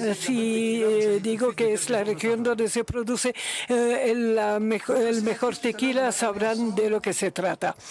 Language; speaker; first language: Spanish; non-native, learner; Luxembourgish